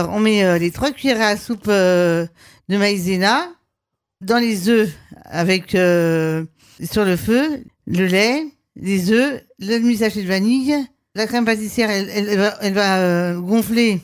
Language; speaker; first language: French; native; French